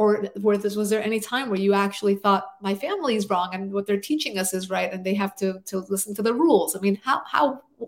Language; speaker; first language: English; native; English